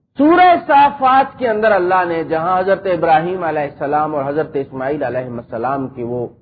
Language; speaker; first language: Urdu; non-native, local second language; Punjabi